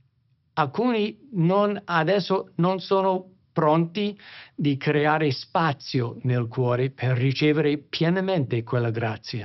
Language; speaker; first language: Italian; non-native, fluent; English